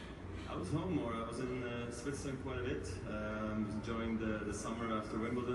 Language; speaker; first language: English; non-native, fluent; German